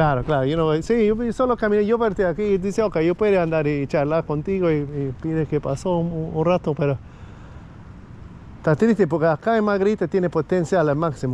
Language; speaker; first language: Spanish; non-native, learner; English